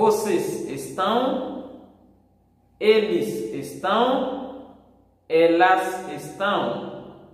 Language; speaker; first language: Portuguese; non-native, fluent; Haitian Creole